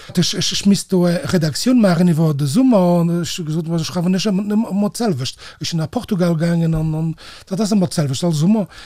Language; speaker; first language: Luxembourgish; early bilingual, other home language; Portuguese